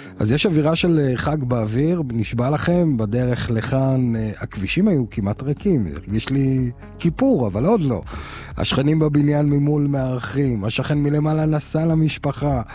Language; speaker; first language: Hebrew; native; Hebrew